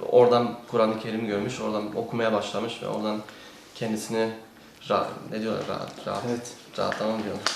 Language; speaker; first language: Turkish; early bilingual, heritage; Turkish